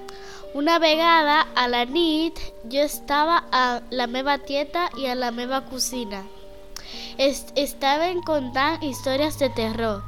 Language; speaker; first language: Catalan; non-native, learner; Spanish